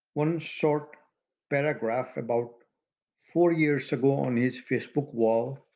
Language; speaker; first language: English; non-native, local second language; Maithili